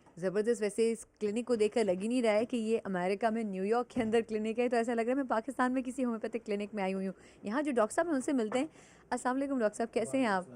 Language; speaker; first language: Urdu; native; Urdu